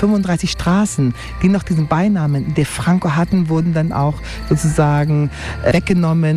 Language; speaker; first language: German; native; German